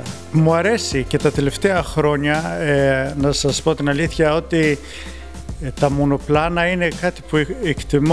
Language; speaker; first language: Greek; early bilingual, heritage; Greek